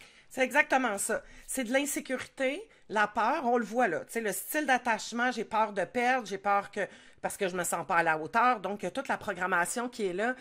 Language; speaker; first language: French; native; French